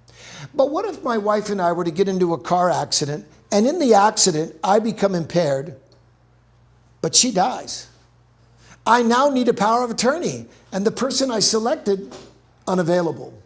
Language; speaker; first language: English; native; English